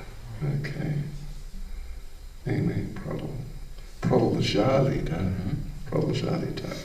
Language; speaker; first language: Russian; non-native, learner; English